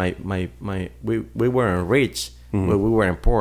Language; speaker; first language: English; non-native, fluent; Spanish